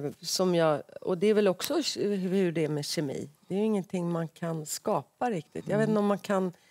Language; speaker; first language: Swedish; native; Swedish